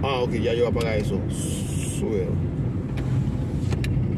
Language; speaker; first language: Spanish; non-native, fluent; Haitian Creole